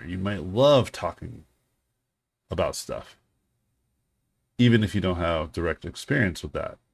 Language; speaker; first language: English; native; English